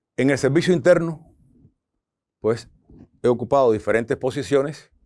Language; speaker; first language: Spanish; native; Spanish